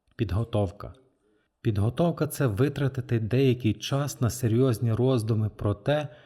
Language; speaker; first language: Ukrainian; non-native, fluent; French